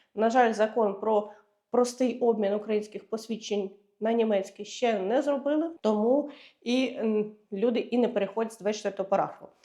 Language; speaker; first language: Ukrainian; native; Ukrainian